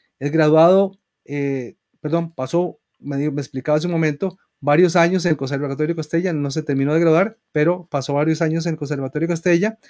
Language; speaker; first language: Spanish; native; Spanish